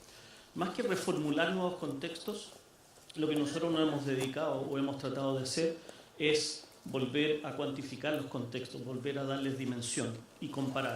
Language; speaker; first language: Spanish; native; Spanish